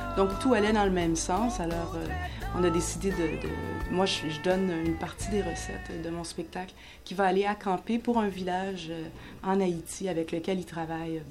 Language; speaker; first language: French; native; French